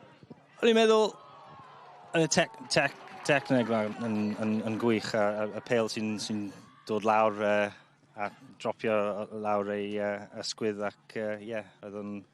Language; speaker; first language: Welsh; non-native, local second language; English